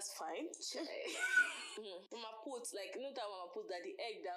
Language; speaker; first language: English; non-native, local second language; Igbo